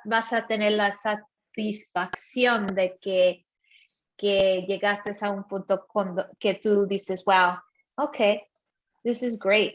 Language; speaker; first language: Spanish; early bilingual, heritage; Spanish